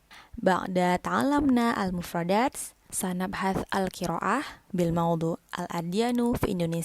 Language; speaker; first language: Arabic; non-native, fluent; Indonesian